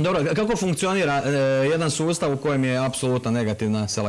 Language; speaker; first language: Croatian; native; Croatian